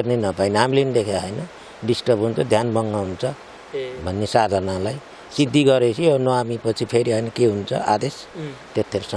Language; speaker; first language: Nepali; native; Nepali